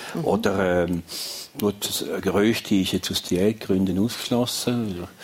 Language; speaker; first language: German; native; German